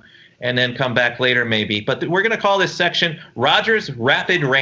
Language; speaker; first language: English; native; English